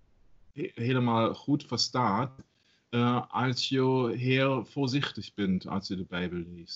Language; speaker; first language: Dutch; non-native, learner; German